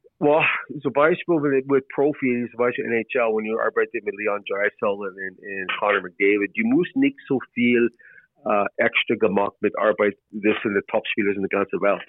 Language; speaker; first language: German; non-native, learner; English